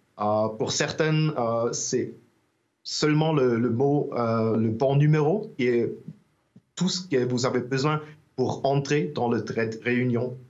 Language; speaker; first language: French; non-native, learner; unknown